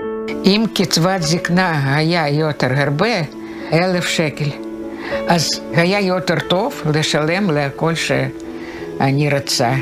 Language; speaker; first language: Hebrew; non-native, learner; Russian